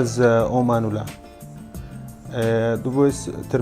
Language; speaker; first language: Portuguese; non-native, learner; Arabic